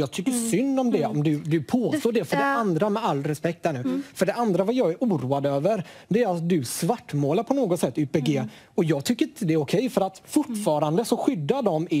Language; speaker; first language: Swedish; native; Swedish